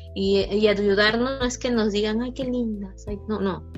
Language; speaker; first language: Spanish; native; Spanish